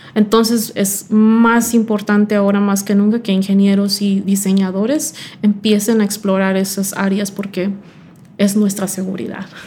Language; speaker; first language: Spanish; early bilingual, heritage; Spanish